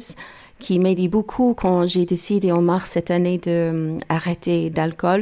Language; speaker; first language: French; non-native, learner; English